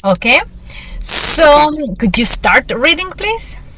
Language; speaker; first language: English; non-native, fluent; Spanish